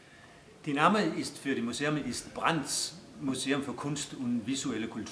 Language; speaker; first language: German; non-native, fluent; Danish